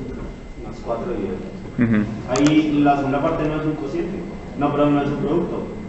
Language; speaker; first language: Spanish; native; Spanish